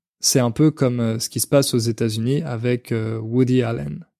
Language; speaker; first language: French; native; French